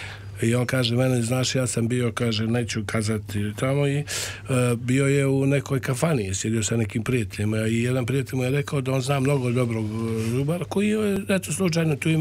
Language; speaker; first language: Serbian; native; Serbian